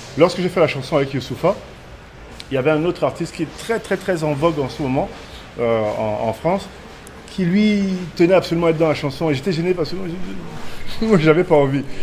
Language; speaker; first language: French; native; French